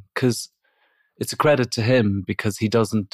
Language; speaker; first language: English; native; English